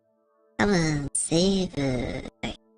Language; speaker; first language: Japanese; non-native, learner; English